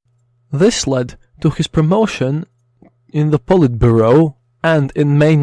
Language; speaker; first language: English; non-native, fluent; Latvian